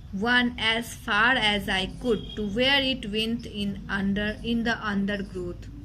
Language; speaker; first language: English; non-native, local second language; Hindi